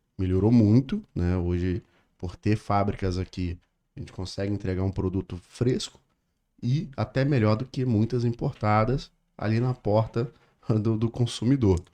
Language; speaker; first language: Portuguese; native; Portuguese